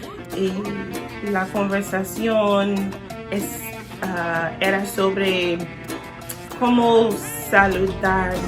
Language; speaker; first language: Spanish; non-native, learner; English